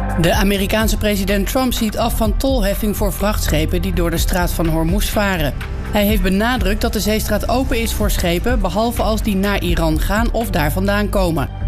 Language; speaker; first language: Dutch; native; Dutch